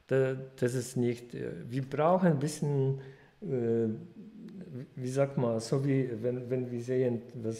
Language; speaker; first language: German; non-native, fluent; Polish